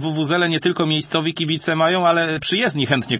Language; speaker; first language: Polish; native; Polish